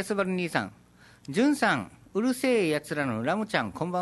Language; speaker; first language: Japanese; native; Japanese